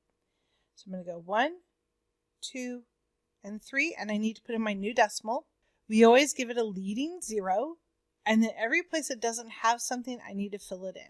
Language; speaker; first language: English; native; English